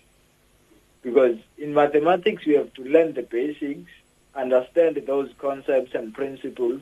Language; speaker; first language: English; non-native, local second language; Xhosa